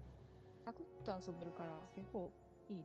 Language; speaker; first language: Japanese; native; Japanese